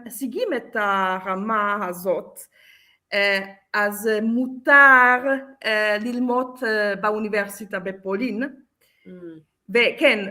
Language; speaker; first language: Hebrew; non-native, fluent; Czech